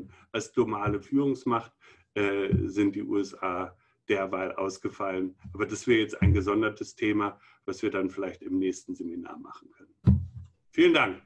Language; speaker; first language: German; native; German